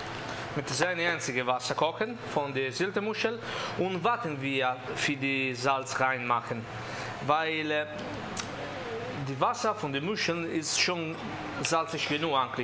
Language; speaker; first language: German; non-native, learner; Italian